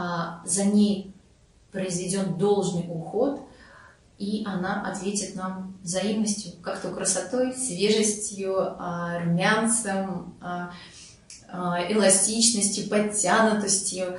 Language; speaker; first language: Russian; native; Russian